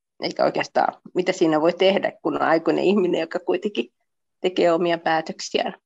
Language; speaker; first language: Finnish; early bilingual, other home language; Spanish